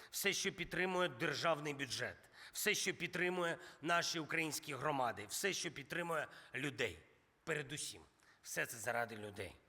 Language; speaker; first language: Ukrainian; non-native, local second language; Russian